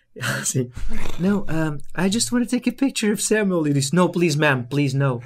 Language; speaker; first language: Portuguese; native; Portuguese